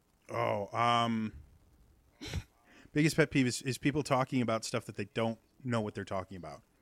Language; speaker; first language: English; native; English